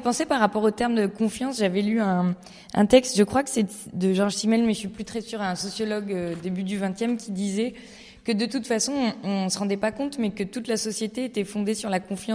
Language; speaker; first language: French; native; French